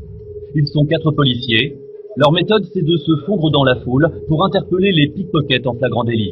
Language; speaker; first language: French; native; French